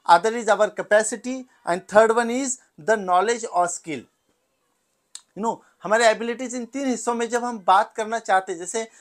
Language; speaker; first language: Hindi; non-native, local second language; Marathi